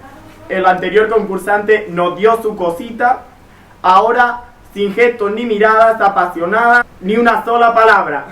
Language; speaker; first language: Spanish; non-native, local second language; Catalan